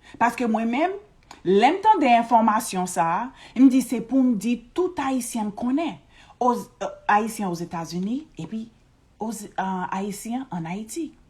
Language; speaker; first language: Haitian Creole; early bilingual, heritage; Haitian Creole